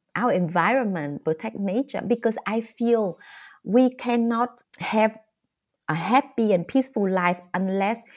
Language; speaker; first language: English; non-native, fluent; Vietnamese